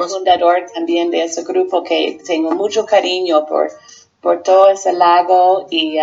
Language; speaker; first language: Spanish; non-native, fluent; English